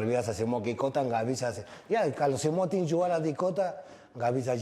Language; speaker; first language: Indonesian; non-native, fluent; Spanish